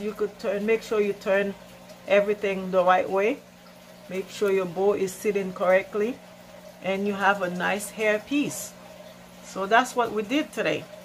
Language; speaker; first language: English; non-native, fluent; Haitian Creole